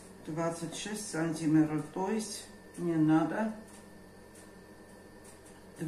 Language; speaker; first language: Russian; non-native, local second language; Armenian